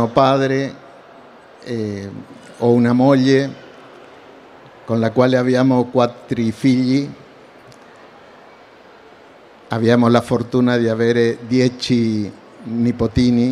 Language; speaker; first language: Italian; non-native, learner; Spanish